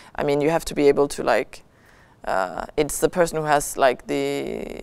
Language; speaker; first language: English; non-native, fluent; Danish